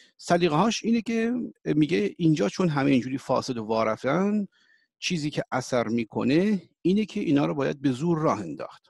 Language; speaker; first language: Persian; early bilingual, heritage; Persian